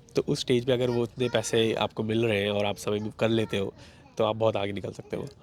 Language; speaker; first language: Urdu; native; Urdu